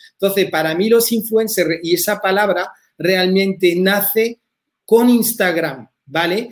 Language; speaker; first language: Spanish; early bilingual, heritage; French